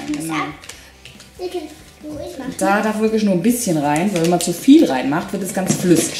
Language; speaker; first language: German; native; German